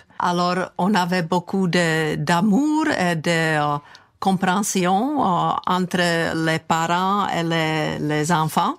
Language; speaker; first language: French; non-native, fluent; Czech